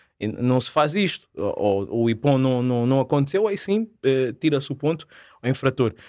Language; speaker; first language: Portuguese; native; Portuguese